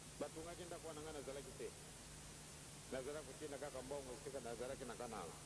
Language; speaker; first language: Lingala; non-native, local second language; Kongo